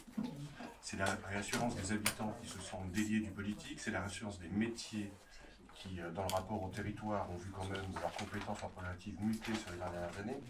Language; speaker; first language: French; native; French